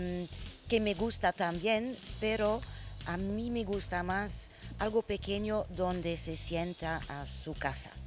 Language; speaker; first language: Spanish; non-native, learner; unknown